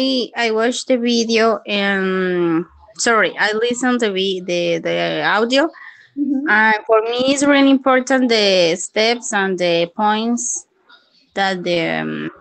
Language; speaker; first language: English; non-native, learner; Spanish